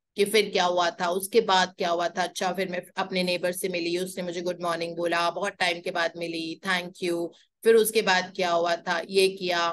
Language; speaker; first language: Hindi; native; Hindi